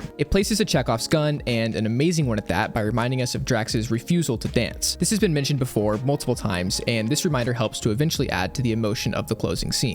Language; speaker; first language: English; native; English